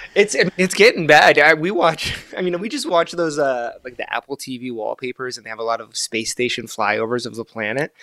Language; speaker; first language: English; early bilingual, other home language; Arabic